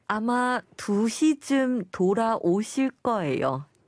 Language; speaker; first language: Korean; non-native, learner; Chinese